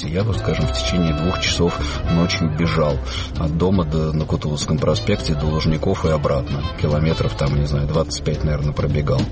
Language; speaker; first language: Russian; native; Russian